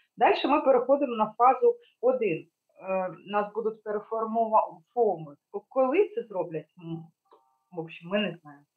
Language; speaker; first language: Ukrainian; non-native, local second language; Russian